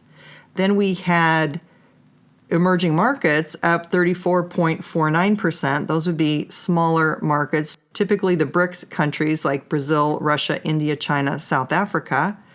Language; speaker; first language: English; native; English